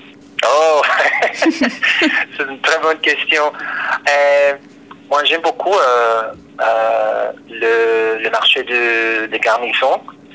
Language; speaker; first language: French; non-native, fluent; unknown